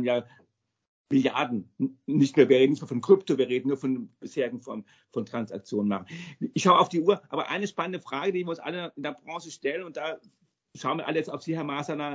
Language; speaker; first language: German; native; German